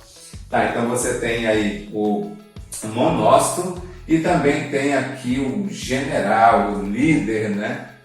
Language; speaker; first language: Portuguese; native; Portuguese